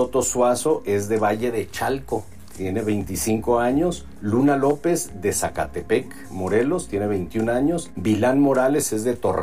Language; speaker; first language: Spanish; native; Spanish